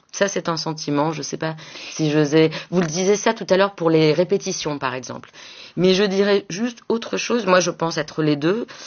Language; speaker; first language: French; native; French